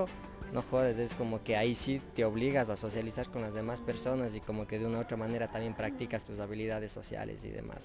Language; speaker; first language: Spanish; native; Spanish